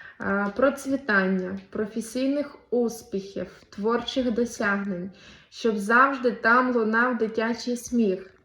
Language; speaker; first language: Ukrainian; native; Ukrainian